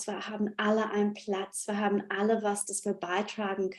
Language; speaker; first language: German; non-native, fluent; English